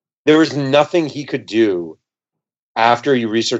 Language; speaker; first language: English; native; English